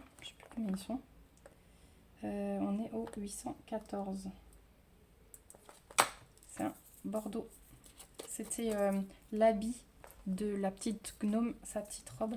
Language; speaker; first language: French; native; French